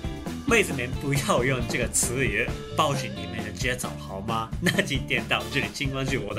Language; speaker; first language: Chinese; non-native, fluent; Japanese